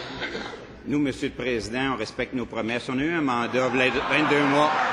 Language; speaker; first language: French; native; French